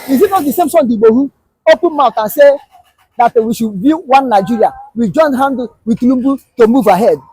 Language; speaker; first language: English; non-native, local second language; Igbo